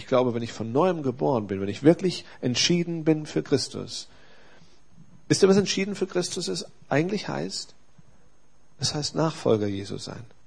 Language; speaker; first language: German; native; German